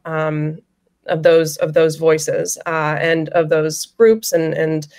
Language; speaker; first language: English; native; English